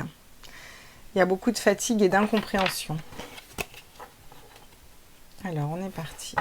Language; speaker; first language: French; native; French